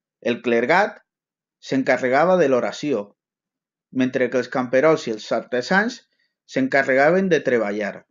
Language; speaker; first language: Catalan; non-native, local second language; Spanish